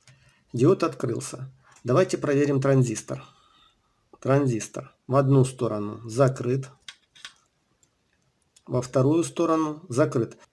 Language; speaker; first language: Russian; native; Russian